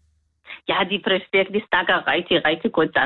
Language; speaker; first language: Danish; non-native, learner; Kurdish